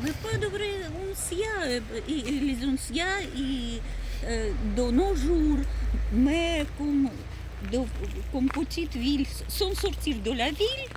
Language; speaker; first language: French; non-native, learner; Russian